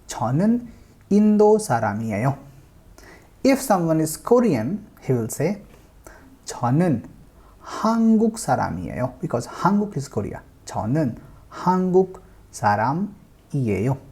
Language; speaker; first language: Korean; non-native, fluent; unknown